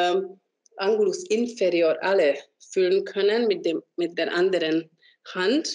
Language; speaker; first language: German; non-native, fluent; Hungarian